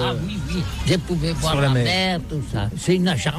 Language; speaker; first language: French; non-native, learner; Catalan